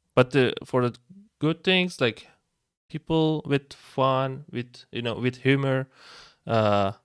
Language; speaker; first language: English; non-native, fluent; Turkish